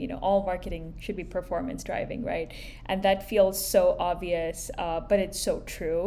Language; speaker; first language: English; non-native, local second language; Hindi